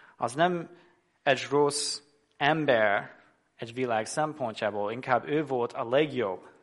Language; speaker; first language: Hungarian; non-native, fluent; English